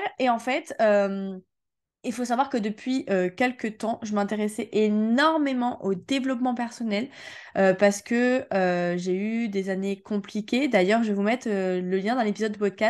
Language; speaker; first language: French; native; French